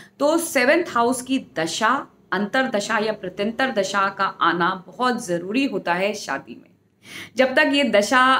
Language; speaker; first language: Hindi; native; Hindi